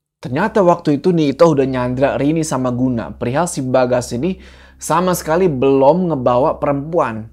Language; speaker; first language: Indonesian; native; Indonesian